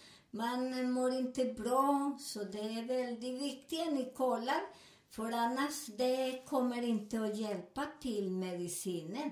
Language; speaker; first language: Swedish; non-native, fluent; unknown